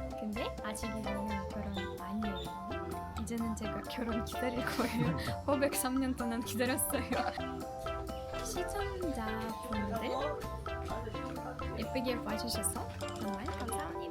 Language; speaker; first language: Korean; non-native, learner; Russian